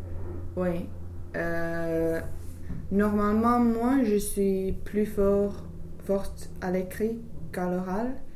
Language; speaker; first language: French; non-native, fluent; English